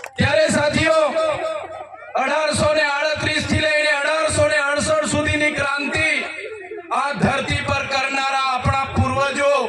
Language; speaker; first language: Gujarati; non-native, local second language; Vasavi